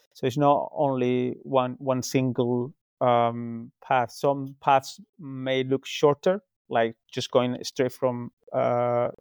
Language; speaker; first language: English; non-native, fluent; Spanish